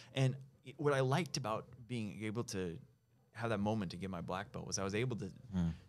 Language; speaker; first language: English; native; English